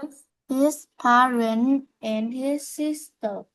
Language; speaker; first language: English; non-native, learner; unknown